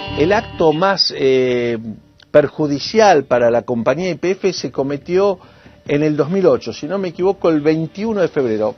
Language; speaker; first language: Spanish; native; Spanish